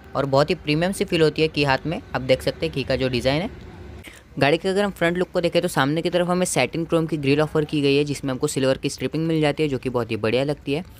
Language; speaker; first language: Hindi; non-native, local second language; Marathi